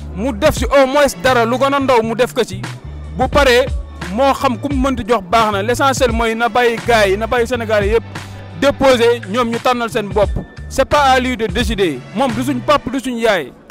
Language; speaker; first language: Wolof; non-native, local second language; Fula